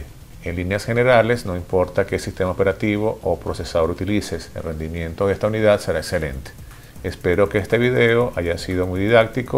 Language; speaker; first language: Spanish; native; Spanish